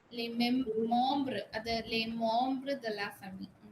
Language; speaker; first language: French; non-native, fluent; Tamil